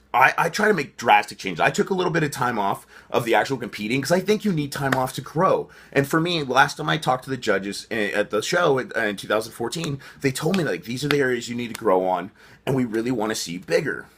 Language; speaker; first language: English; native; English